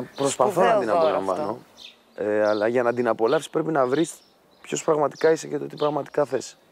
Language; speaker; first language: Greek; native; Greek